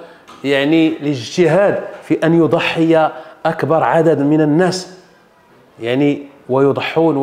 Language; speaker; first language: Arabic; native; Arabic